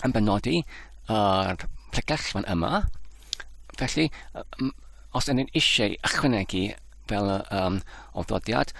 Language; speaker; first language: Welsh; non-native, learner; Polish